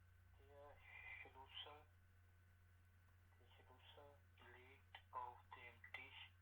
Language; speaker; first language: German; non-native, learner; Urdu